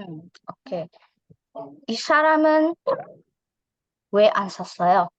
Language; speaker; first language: Korean; non-native, fluent; Indonesian